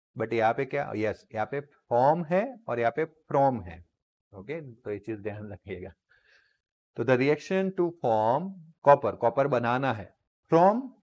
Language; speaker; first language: Hindi; non-native, local second language; Gujarati